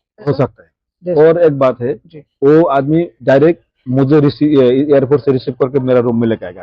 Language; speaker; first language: Hindi; non-native, local second language; Bangla